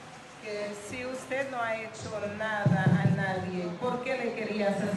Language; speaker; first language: Spanish; non-native, fluent; Haitian Creole